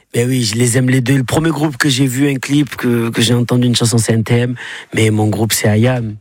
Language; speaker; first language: French; native; French